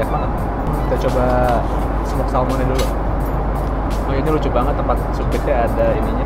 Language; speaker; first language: Indonesian; native; Indonesian